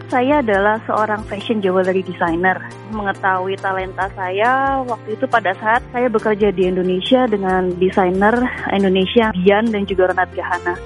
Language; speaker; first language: Indonesian; native; Indonesian